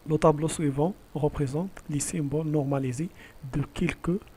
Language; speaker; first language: French; non-native, local second language; Arabic